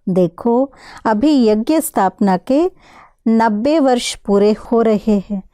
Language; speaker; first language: Hindi; non-native, local second language; Telugu